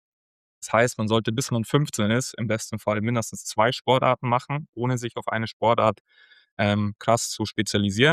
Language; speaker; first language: German; native; German